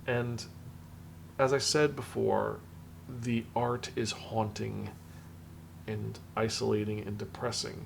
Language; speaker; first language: English; native; English